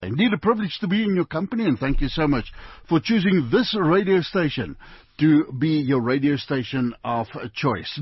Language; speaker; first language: English; non-native, local second language; Afrikaans